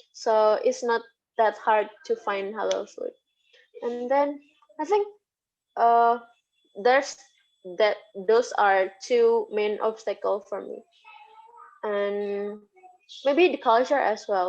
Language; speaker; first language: English; non-native, fluent; Indonesian